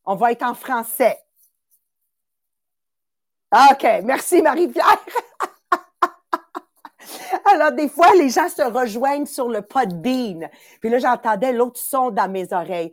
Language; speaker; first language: French; native; French